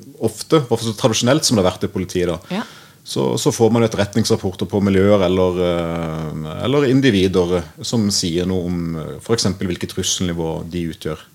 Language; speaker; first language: Norwegian; native; Norwegian